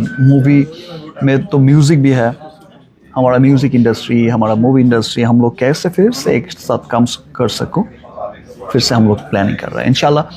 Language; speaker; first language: Hindi; non-native, learner; Bangla